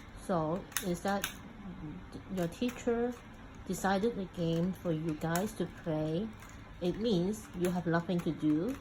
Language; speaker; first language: English; non-native, local second language; Cantonese